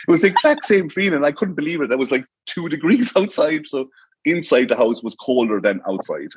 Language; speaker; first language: English; native; English